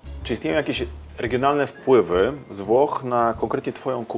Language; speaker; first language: Polish; native; Polish